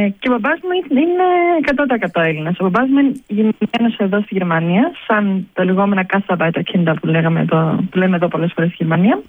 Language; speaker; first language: Greek; early bilingual, heritage; Greek